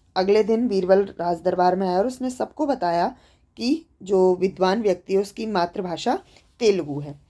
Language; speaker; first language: Hindi; native; Hindi